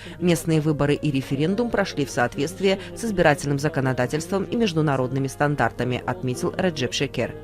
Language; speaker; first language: Russian; native; Russian